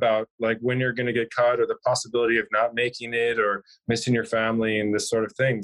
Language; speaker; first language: English; native; English